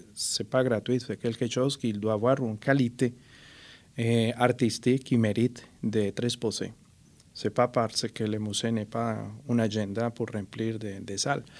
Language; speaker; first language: French; non-native, fluent; Spanish